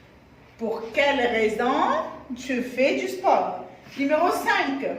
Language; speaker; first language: French; non-native, fluent; Arabic